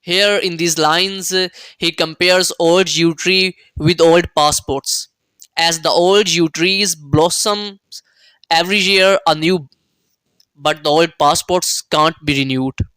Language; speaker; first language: English; non-native, local second language; Urdu